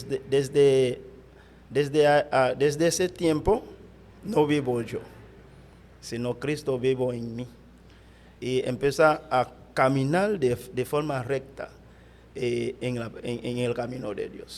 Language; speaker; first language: Spanish; non-native, fluent; Haitian Creole